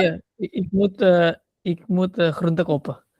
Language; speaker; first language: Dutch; non-native, learner; Indonesian